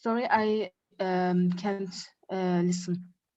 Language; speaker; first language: English; non-native, learner; Turkish